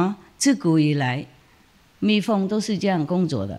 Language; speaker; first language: Chinese; non-native, fluent; Vietnamese